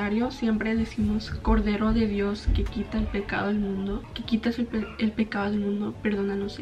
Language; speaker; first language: Spanish; early bilingual, heritage; Spanish